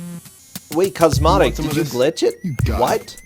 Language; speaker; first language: English; native; English